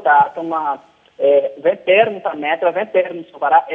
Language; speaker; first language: Greek; non-native, fluent; Portuguese